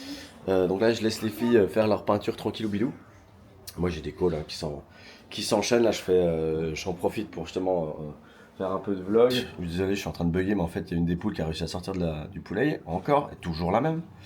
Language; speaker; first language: French; native; French